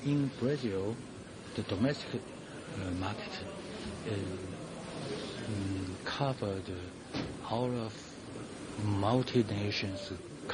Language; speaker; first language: English; non-native, learner; Chinese